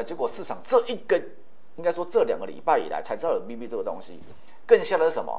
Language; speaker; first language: Chinese; native; Chinese